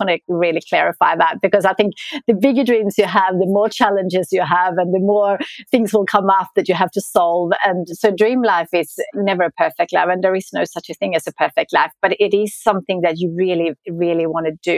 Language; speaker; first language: English; non-native, fluent; Swedish